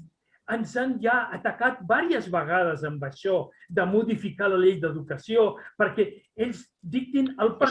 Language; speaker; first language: Catalan; non-native, local second language; Spanish